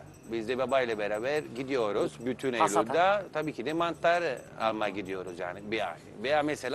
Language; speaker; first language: Turkish; non-native, learner; Italian